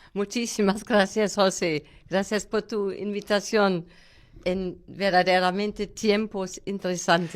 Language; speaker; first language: Spanish; non-native, fluent; German